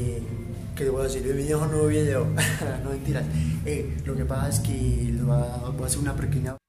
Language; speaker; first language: Spanish; native; Spanish